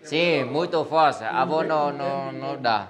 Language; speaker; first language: Portuguese; non-native, learner; Vietnamese